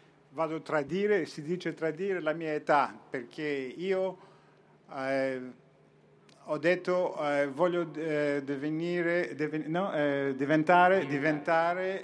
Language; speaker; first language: Italian; non-native, learner; Greek